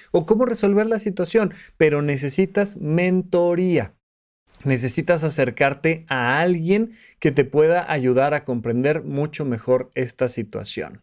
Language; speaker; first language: Spanish; native; Spanish